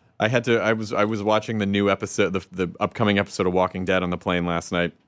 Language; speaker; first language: English; native; English